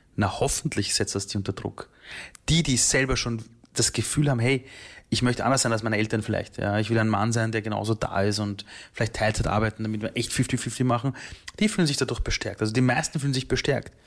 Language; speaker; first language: German; native; German